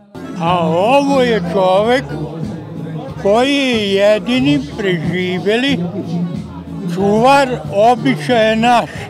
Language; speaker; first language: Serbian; non-native, local second language; Hungarian